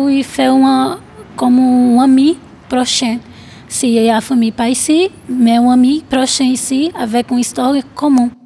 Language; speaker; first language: French; non-native, learner; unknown